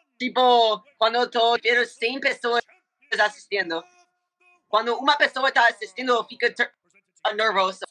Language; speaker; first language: Portuguese; non-native, learner; English